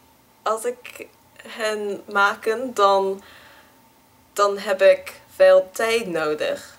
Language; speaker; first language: Dutch; non-native, learner; English